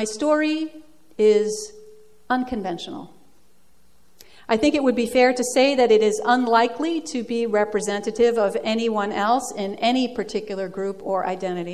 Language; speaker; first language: English; early bilingual, other home language; Dutch